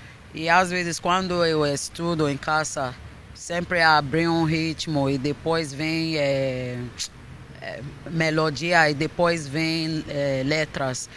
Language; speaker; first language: Portuguese; non-native, fluent; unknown